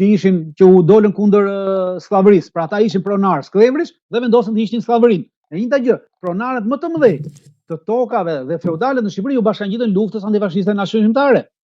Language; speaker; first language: Albanian; native; Albanian